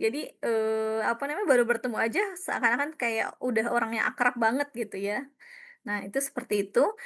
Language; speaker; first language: Indonesian; native; Indonesian